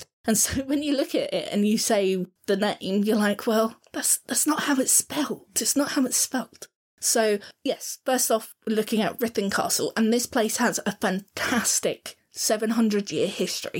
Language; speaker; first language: English; native; English